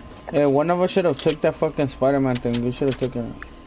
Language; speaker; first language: English; early bilingual, other home language; Spanish